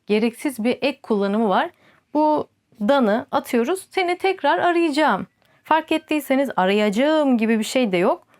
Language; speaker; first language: Turkish; native; Turkish